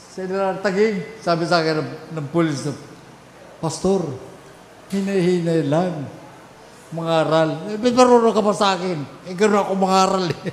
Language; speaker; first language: Filipino; non-native, local second language; Bikol